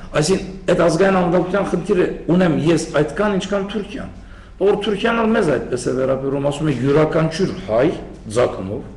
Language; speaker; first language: Armenian; early bilingual, heritage; Armenian